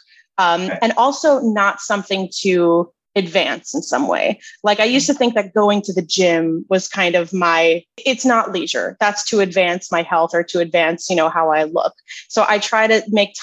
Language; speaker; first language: English; native; English